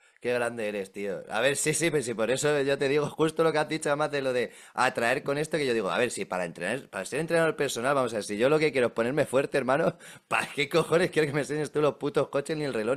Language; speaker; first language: Spanish; native; Spanish